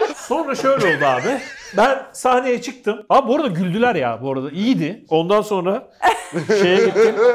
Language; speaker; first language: Turkish; native; Turkish